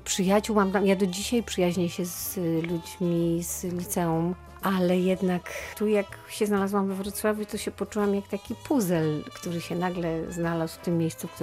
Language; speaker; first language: Polish; native; Polish